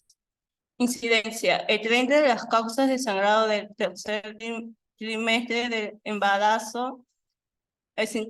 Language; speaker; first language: Spanish; native; Spanish